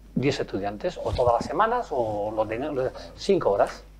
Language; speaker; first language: Spanish; native; Spanish